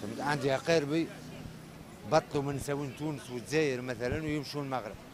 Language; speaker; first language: Arabic; native; Arabic